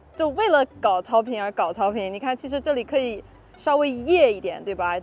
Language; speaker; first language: Chinese; non-native, fluent; English